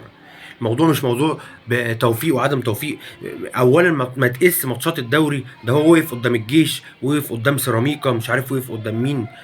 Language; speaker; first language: Arabic; native; Arabic